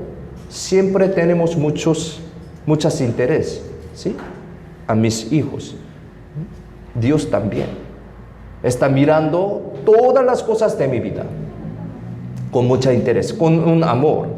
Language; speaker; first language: Spanish; non-native, fluent; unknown